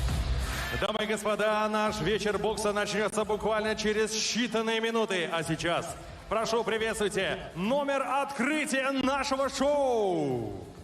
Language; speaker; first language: Russian; native; Russian